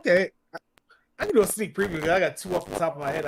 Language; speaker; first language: English; native; English